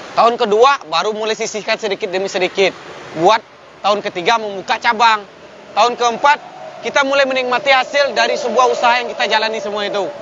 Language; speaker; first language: Indonesian; non-native, local second language; Minangkabau